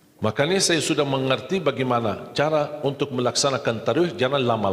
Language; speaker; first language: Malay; non-native, fluent; Arabic